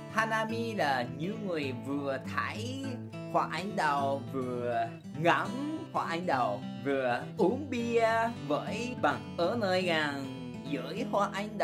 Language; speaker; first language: Vietnamese; non-native, learner; Japanese